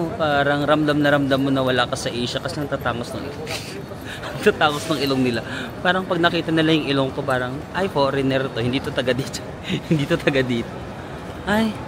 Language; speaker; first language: Filipino; non-native, local second language; Waray